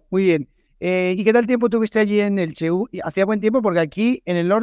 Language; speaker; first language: Spanish; native; Spanish